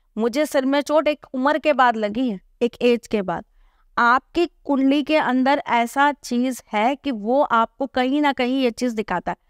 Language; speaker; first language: Hindi; native; Hindi